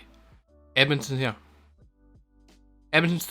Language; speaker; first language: English; native; English